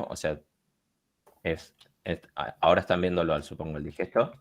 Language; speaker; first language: Spanish; native; Spanish